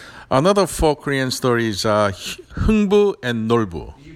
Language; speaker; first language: English; early bilingual, other home language; Korean